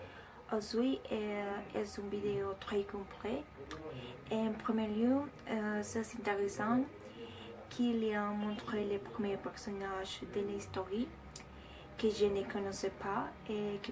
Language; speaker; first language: French; non-native, learner; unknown